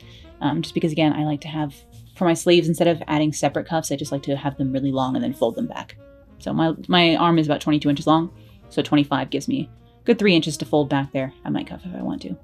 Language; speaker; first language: English; native; English